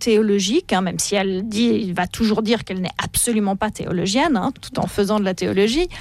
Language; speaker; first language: French; native; French